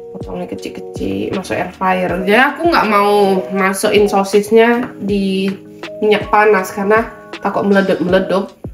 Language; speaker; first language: Indonesian; native; Indonesian